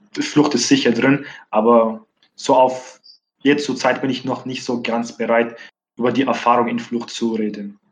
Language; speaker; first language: German; non-native, fluent; Arabic